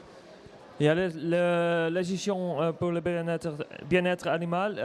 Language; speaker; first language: French; non-native, learner; Dutch